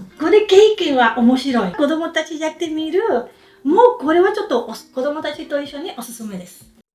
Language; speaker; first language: Japanese; non-native, learner; Spanish